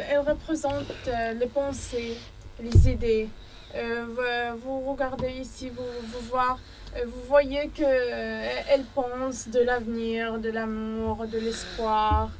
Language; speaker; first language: French; non-native, learner; Arabic